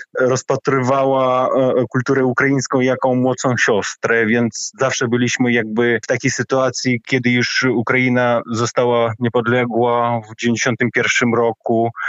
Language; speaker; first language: Polish; non-native, fluent; Ukrainian